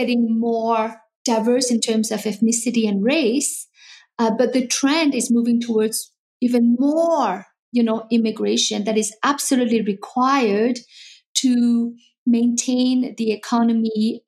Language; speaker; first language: English; non-native, fluent; French